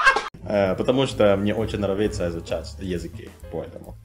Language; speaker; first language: Russian; non-native, learner; Indonesian